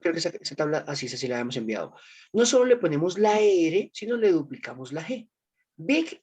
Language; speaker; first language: Spanish; native; Spanish